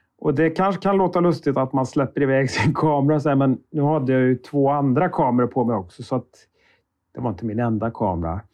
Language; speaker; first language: Swedish; native; Swedish